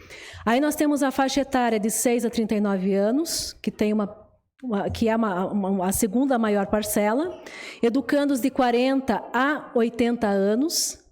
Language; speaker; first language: Portuguese; native; Portuguese